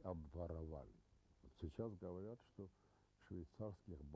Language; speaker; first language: Russian; non-native, local second language; Armenian